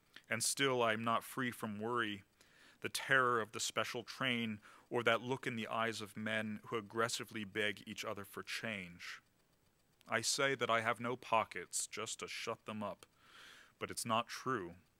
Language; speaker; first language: English; native; English